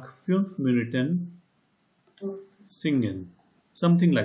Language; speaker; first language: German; non-native, learner; Hindi